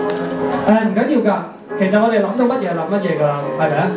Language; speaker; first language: Cantonese; native; Cantonese